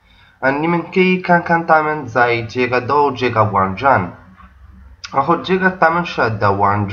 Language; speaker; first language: Chinese; non-native, learner; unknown